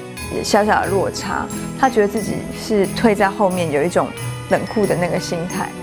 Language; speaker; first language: Chinese; native; Chinese